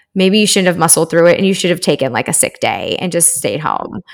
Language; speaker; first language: English; native; English